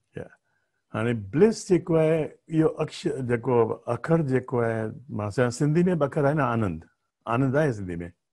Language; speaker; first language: Sindhi; early bilingual, heritage; Sindhi